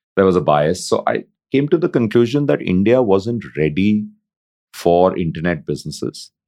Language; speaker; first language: English; non-native, local second language; Hindi